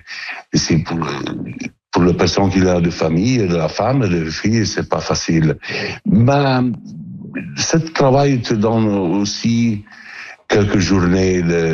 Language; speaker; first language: French; non-native, learner; Italian